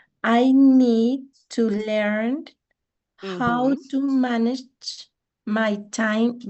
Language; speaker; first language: English; non-native, learner; Spanish